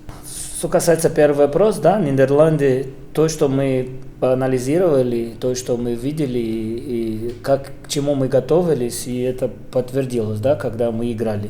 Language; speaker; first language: Russian; non-native, fluent; Portuguese